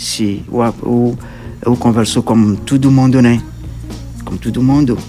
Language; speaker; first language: Portuguese; non-native, learner; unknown